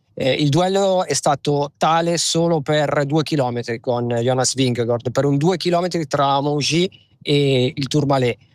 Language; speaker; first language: Italian; native; Italian